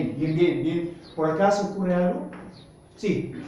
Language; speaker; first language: Spanish; native; Spanish